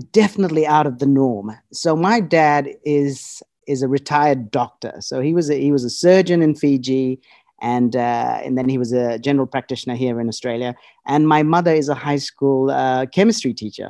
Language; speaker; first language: English; native; English